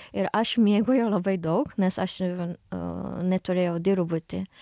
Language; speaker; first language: Lithuanian; non-native, learner; Japanese